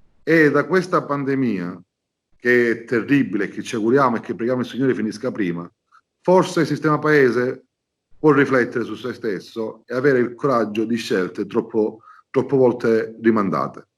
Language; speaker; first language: Italian; native; Italian